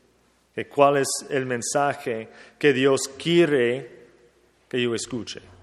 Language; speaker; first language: Spanish; non-native, fluent; English